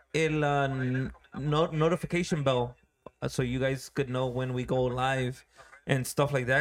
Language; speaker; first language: English; early bilingual, other home language; Spanish